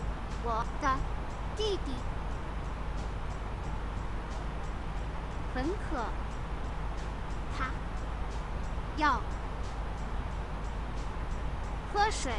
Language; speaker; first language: Chinese; non-native, learner; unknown